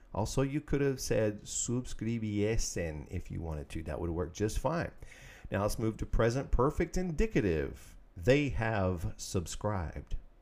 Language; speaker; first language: English; native; English